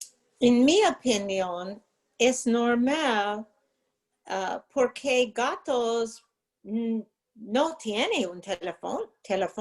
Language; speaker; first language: Spanish; non-native, learner; English